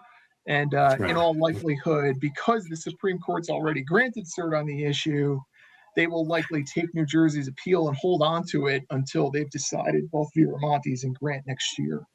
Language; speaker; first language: English; native; English